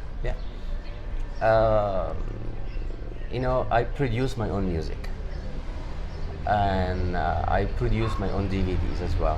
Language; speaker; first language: English; non-native, fluent; Arabic